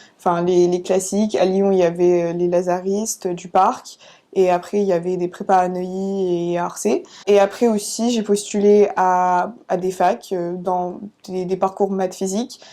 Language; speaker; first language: French; early bilingual, other home language; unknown